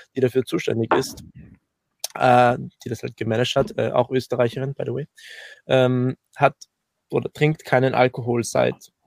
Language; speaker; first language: German; native; German